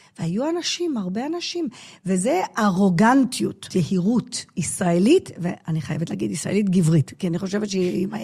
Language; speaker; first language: Hebrew; non-native, fluent; English